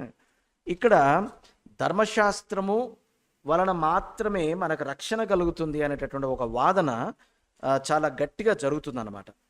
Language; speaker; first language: Telugu; native; Telugu